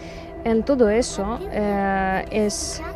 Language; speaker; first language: Spanish; non-native, learner; Ukrainian